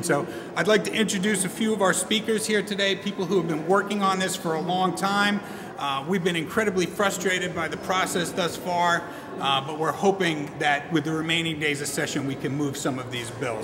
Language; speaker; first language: English; native; English